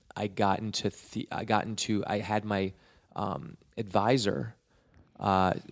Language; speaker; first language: English; native; English